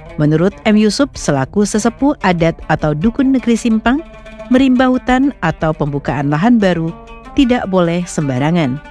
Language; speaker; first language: Indonesian; native; Indonesian